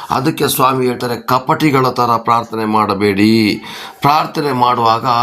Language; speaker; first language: Kannada; non-native, local second language; Kodava